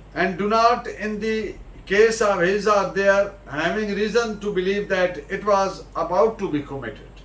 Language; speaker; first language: English; non-native, local second language; Urdu